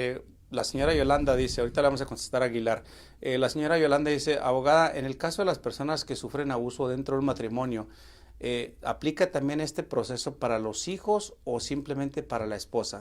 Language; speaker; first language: Spanish; native; Spanish